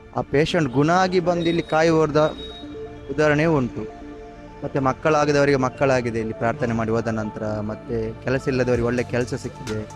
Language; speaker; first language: Kannada; non-native, local second language; Tulu